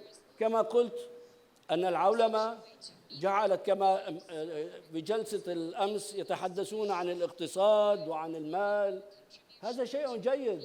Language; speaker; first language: Arabic; native; Arabic